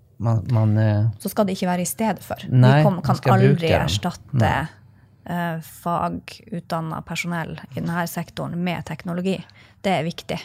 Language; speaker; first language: Norwegian; native; Norwegian